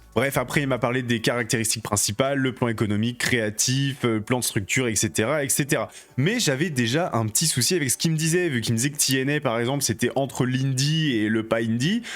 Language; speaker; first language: French; native; French